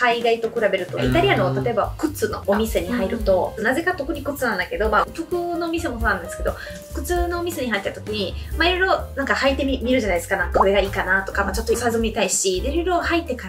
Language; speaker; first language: Japanese; non-native, fluent; Italian